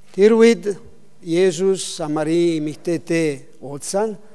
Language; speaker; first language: Mongolian; non-native, learner; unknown